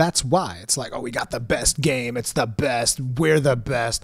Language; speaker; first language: English; native; English